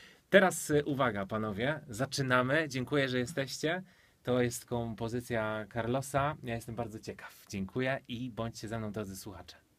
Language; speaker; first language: Polish; native; Polish